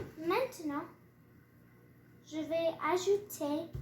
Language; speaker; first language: French; non-native, learner; English